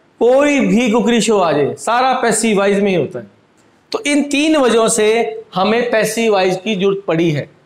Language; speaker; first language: Hindi; native; Hindi